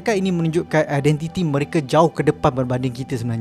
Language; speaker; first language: Malay; native; Malay